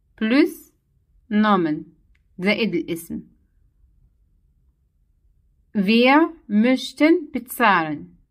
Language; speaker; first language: German; non-native, learner; Arabic